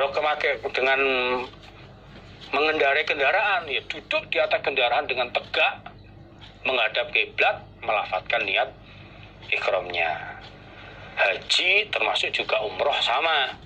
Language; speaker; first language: Indonesian; non-native, local second language; Javanese